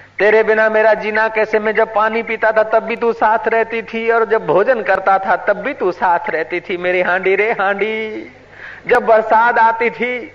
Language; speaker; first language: Hindi; non-native, local second language; Sindhi